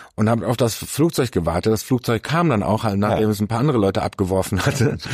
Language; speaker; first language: German; native; German